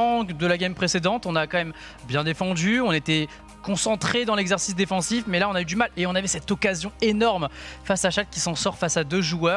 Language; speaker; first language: French; native; French